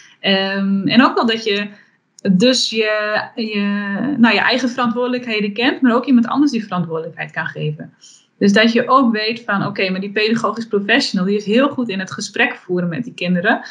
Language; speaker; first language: Dutch; native; Dutch